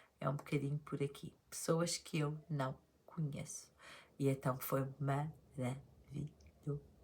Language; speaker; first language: Portuguese; native; Portuguese